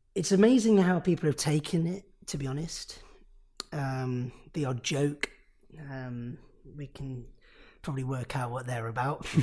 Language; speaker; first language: English; native; English